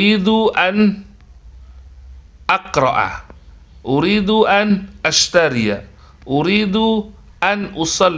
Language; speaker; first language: Arabic; non-native, learner; Indonesian